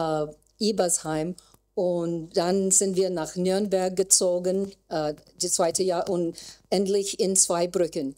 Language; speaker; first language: German; non-native, learner; English